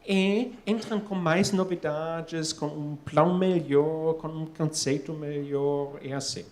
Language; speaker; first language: Portuguese; non-native, fluent; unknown